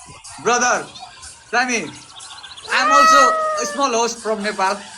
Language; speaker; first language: English; non-native, learner; Nepali